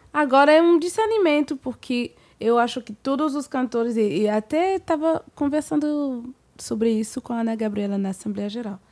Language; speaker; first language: Portuguese; non-native, fluent; French